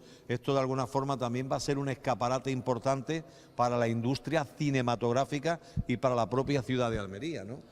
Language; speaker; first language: Spanish; native; Spanish